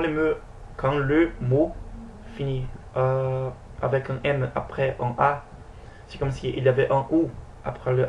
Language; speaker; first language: French; non-native, fluent; Portuguese